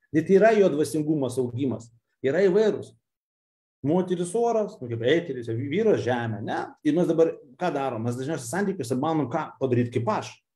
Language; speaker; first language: Lithuanian; non-native, local second language; Russian